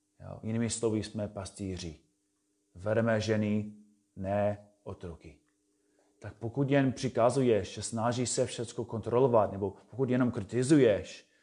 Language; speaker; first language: Czech; non-native, fluent; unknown